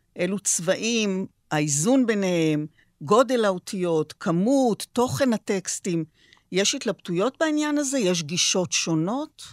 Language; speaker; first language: Hebrew; native; Hebrew